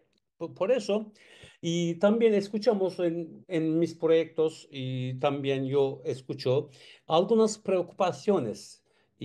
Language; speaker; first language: Spanish; non-native, learner; Turkish